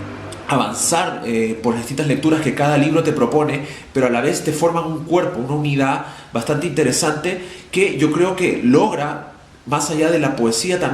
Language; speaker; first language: Spanish; native; Spanish